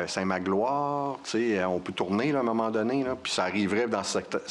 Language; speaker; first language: French; native; French